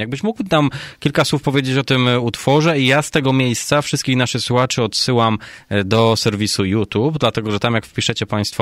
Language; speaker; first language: Polish; native; Polish